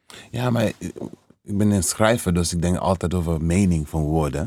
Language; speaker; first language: Dutch; non-native, learner; English